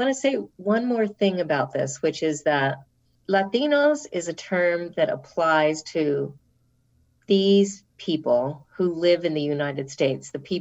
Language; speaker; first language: English; native; English